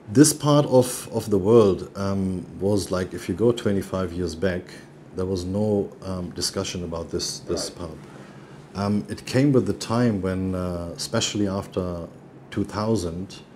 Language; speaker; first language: English; non-native, fluent; German